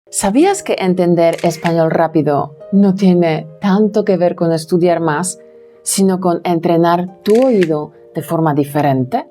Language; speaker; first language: Spanish; non-native, fluent; Polish